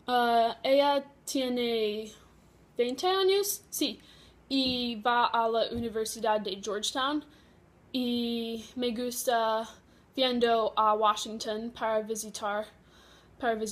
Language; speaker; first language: Spanish; non-native, learner; English